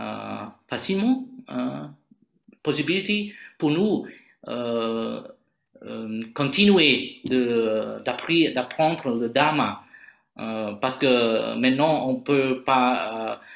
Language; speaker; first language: French; non-native, learner; Vietnamese